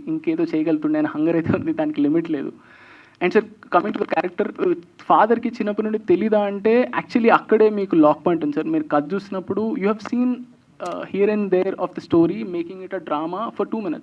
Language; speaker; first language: Telugu; native; Telugu